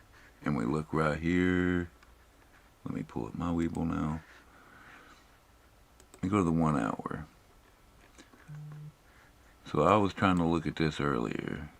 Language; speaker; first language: English; native; English